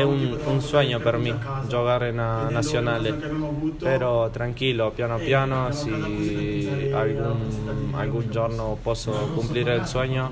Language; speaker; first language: Italian; non-native, learner; Spanish